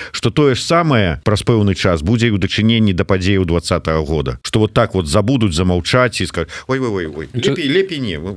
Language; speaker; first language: Belarusian; native; Belarusian